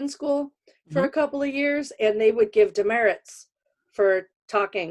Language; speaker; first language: English; native; English